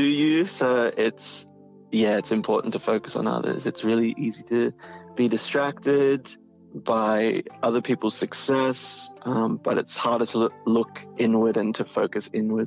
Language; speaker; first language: English; native; English